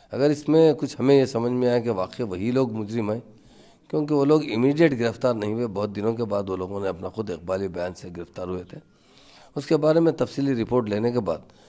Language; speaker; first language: Urdu; native; Urdu